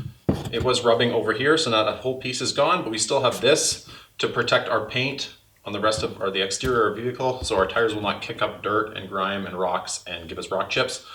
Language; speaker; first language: English; native; English